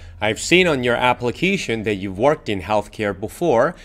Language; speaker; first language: English; non-native, fluent; Korean